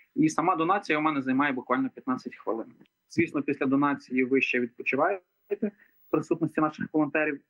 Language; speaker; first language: Ukrainian; native; Ukrainian